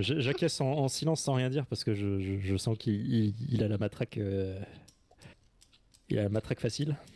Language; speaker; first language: French; native; French